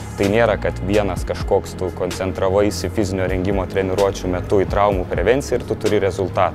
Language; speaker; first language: Lithuanian; native; Lithuanian